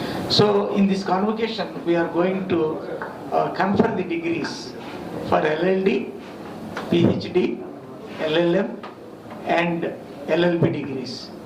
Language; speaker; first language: English; non-native, local second language; Telugu